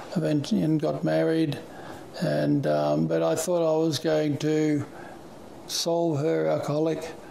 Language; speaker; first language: English; native; English